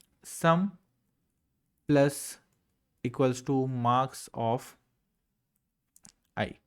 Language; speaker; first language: English; non-native, local second language; Hindi